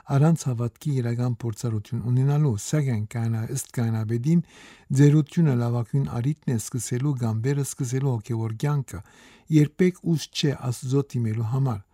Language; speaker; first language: Armenian; early bilingual, heritage; Armenian